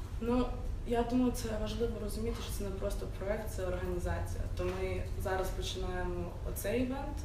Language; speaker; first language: Ukrainian; non-native, local second language; English